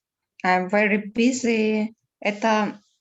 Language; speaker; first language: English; non-native, learner; Russian